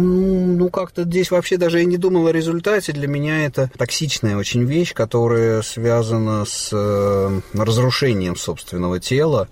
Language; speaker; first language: Russian; native; Russian